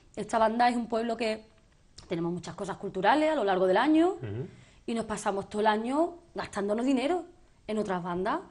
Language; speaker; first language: Spanish; native; Spanish